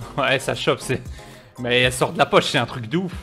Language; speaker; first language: French; native; French